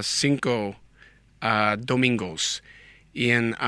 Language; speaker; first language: Spanish; non-native, learner; English